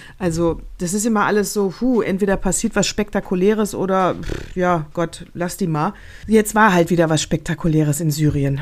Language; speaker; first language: German; native; German